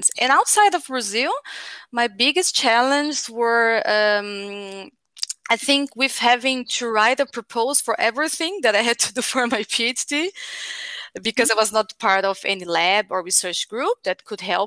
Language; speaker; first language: English; non-native, fluent; Portuguese